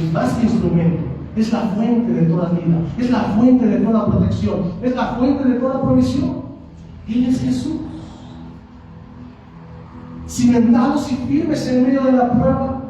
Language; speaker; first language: Spanish; native; Spanish